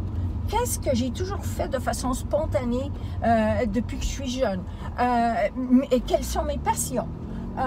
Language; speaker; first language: French; native; French